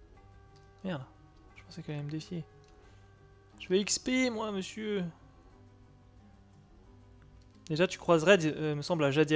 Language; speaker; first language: French; native; French